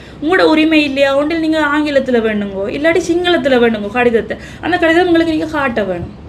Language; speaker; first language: Tamil; native; Tamil